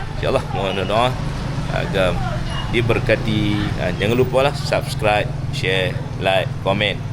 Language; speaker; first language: Malay; native; Malay